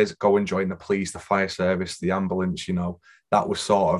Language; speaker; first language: English; native; English